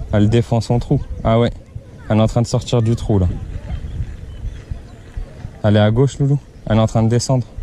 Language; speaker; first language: French; native; French